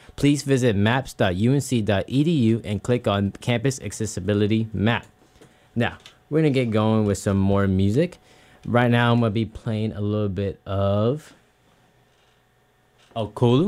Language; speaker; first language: English; early bilingual, other home language; Spanish